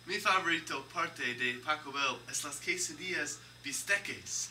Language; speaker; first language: Spanish; non-native, learner; English